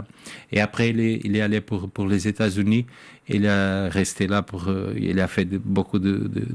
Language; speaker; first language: French; non-native, fluent; Portuguese